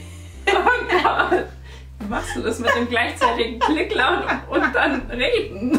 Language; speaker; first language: German; native; German